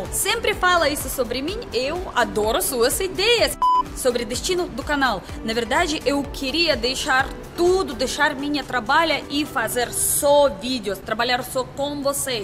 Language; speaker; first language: Portuguese; non-native, learner; Russian